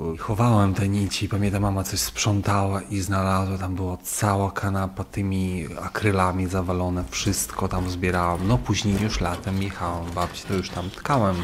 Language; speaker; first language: Polish; early bilingual, heritage; Polish